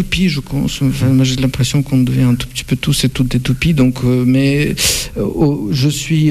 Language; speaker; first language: French; non-native, fluent; Russian